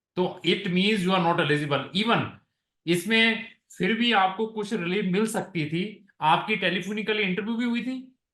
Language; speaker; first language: Hindi; non-native, local second language; Punjabi